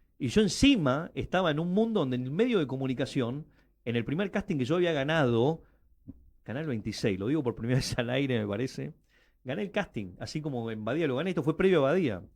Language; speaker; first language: Spanish; early bilingual, other home language; Chinese